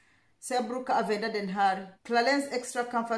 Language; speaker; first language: Swedish; non-native, learner; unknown